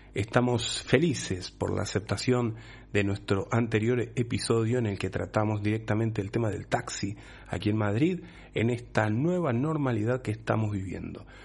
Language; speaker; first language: Spanish; native; Spanish